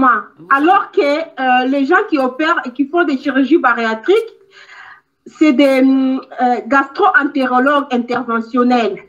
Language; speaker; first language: French; non-native, local second language; Lingala